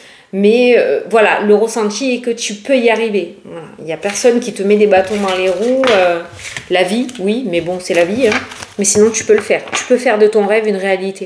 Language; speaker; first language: French; native; French